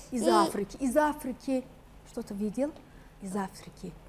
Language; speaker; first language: Russian; non-native, fluent; Azerbaijani